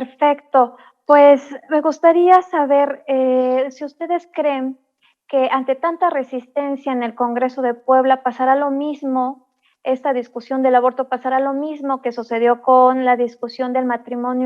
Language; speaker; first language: Spanish; native; Spanish